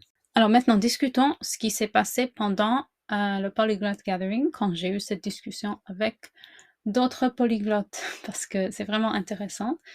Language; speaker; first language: French; non-native, fluent; English